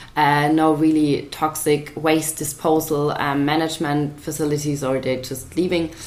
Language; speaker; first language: English; non-native, fluent; German